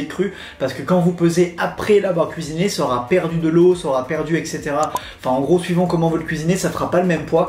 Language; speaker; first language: French; native; French